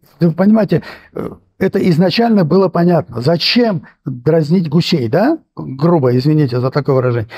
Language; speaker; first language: Russian; non-native, local second language; Armenian